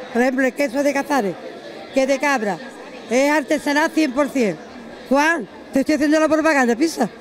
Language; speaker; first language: Spanish; native; Spanish